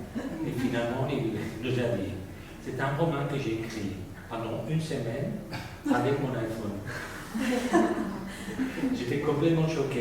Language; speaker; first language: French; non-native, fluent; Spanish